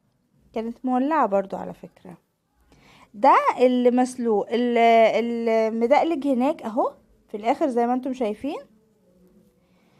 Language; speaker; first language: Arabic; native; Arabic